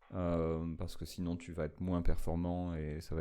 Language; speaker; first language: French; native; French